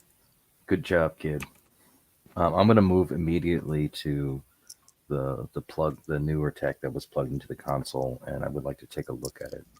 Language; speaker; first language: English; native; English